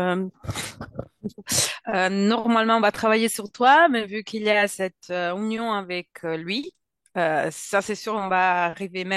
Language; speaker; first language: French; non-native, fluent; Italian